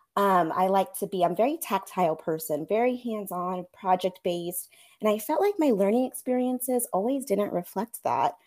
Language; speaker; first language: English; native; English